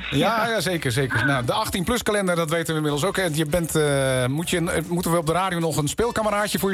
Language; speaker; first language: Dutch; native; Dutch